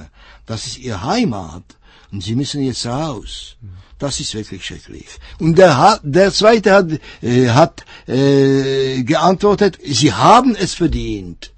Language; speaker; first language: German; non-native, fluent; Czech